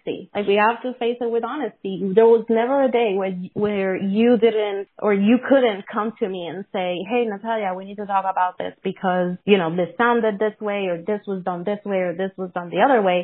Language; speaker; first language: English; non-native, fluent; Spanish